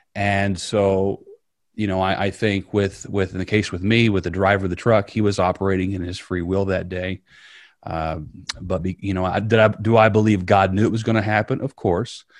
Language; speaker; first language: English; native; English